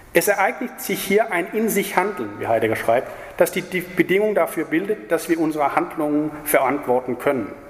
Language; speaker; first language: German; non-native, fluent; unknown